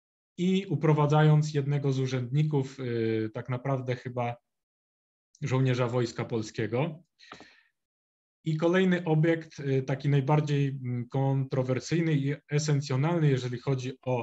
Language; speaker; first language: Polish; native; Polish